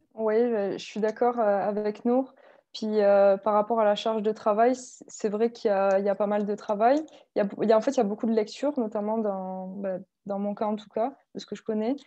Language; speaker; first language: French; native; French